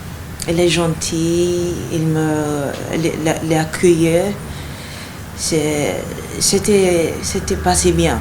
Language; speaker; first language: French; non-native, learner; Yoruba